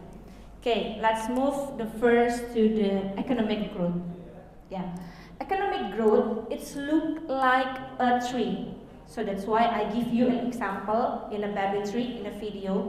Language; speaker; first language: English; non-native, learner; Indonesian